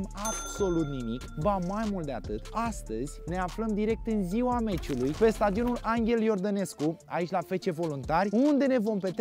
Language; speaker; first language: Romanian; native; Romanian